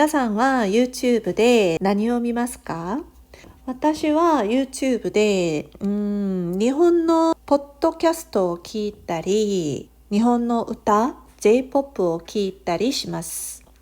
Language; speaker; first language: Japanese; non-native, fluent; Korean